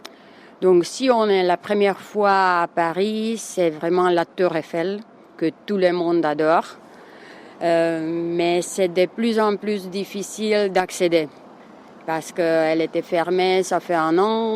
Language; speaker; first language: French; non-native, fluent; Czech